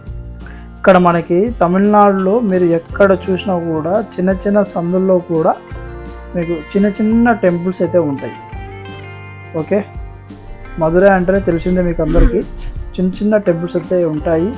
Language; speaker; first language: Telugu; native; Telugu